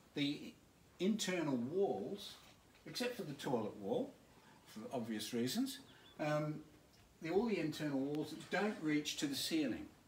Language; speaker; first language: English; native; English